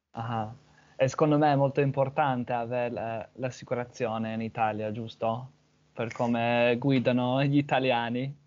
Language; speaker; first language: Italian; non-native, learner; English